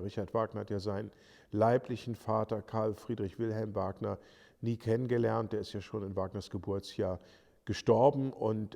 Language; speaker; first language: German; native; German